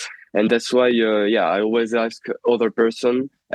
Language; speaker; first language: English; non-native, fluent; French